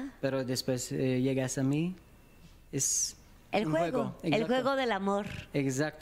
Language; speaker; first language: Spanish; non-native, learner; Romanian